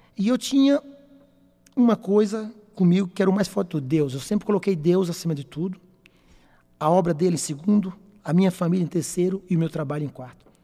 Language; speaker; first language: Portuguese; native; Portuguese